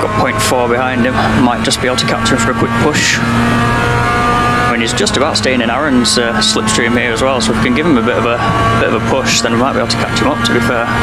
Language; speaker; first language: English; native; English